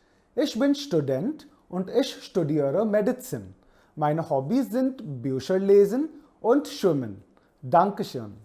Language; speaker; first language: German; non-native, fluent; Hindi